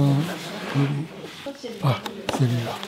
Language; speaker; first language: French; non-native, fluent; Japanese